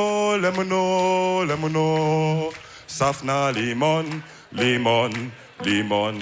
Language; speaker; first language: German; early bilingual, other home language; Wolof